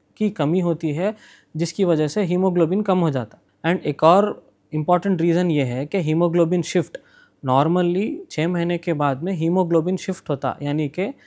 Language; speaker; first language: Hindi; non-native, local second language; Urdu